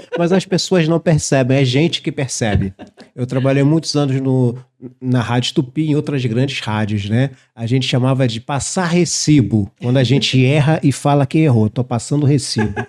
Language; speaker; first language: Portuguese; native; Portuguese